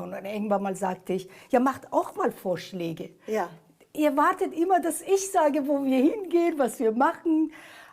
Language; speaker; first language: German; non-native, fluent; Persian